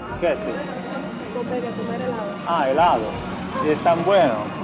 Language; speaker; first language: Spanish; non-native, learner; Italian